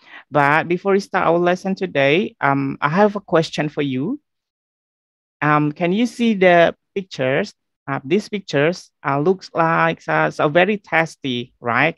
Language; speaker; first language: English; non-native, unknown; Indonesian